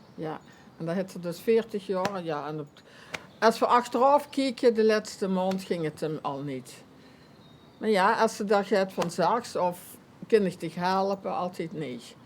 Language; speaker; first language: Dutch; non-native, local second language; Limburgish